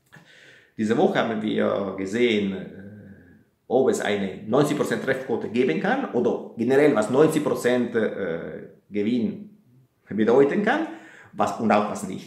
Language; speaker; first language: German; non-native, fluent; Italian